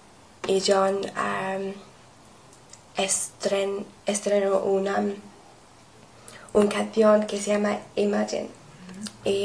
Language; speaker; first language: Spanish; non-native, learner; English